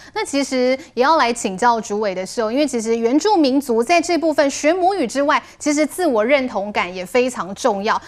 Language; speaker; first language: Chinese; native; Chinese